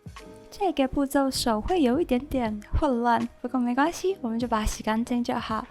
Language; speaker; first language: Chinese; native; Chinese